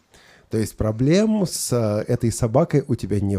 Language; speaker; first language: Russian; native; Russian